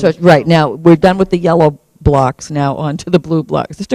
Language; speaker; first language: English; native; English